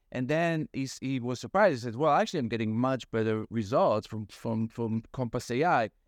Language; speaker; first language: English; non-native, fluent; Hebrew